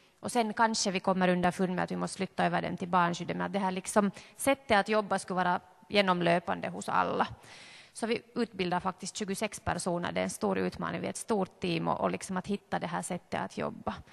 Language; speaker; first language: Swedish; native; Swedish